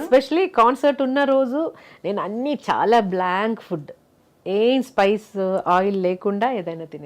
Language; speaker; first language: Telugu; non-native, fluent; Malayalam